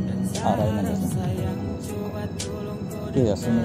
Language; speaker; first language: Japanese; non-native, fluent; Indonesian